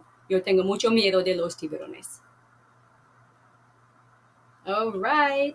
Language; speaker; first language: Spanish; non-native, fluent; English